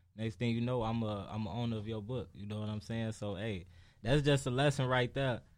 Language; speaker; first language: English; native; English